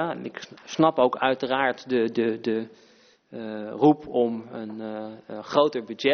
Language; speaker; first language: Dutch; native; Dutch